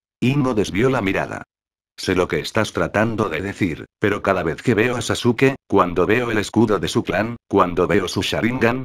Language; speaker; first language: Spanish; native; Spanish